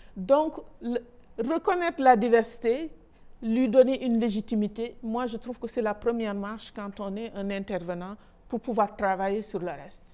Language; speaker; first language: French; non-native, local second language; Wolof